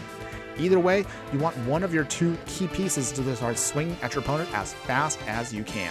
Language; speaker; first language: English; native; English